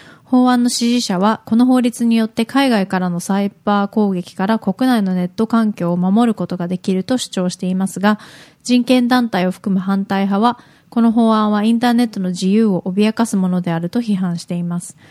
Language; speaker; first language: Japanese; native; Japanese